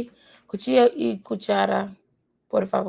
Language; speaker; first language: Spanish; non-native, learner; English